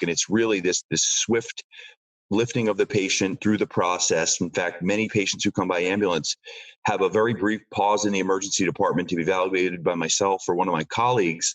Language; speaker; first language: English; native; English